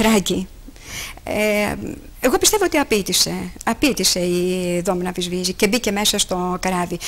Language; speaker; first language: Greek; native; Greek